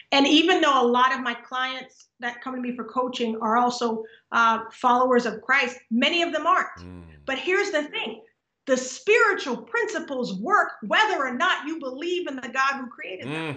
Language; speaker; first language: English; native; English